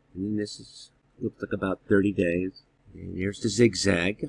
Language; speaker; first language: English; native; English